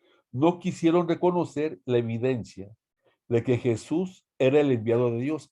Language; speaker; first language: Spanish; native; Spanish